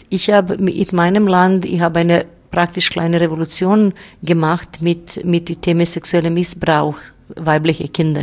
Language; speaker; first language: German; non-native, fluent; Bosnian